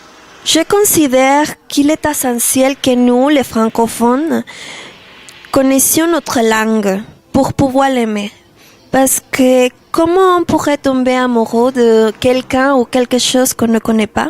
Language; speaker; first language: French; non-native, learner; Spanish